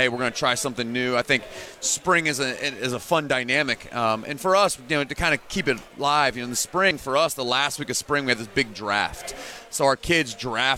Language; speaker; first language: English; native; English